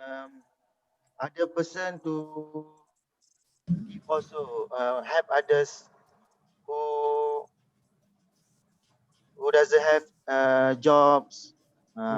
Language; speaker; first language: English; non-native, local second language; Malay